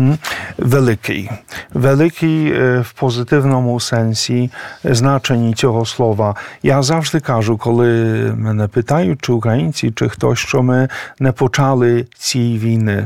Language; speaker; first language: Ukrainian; non-native, fluent; Polish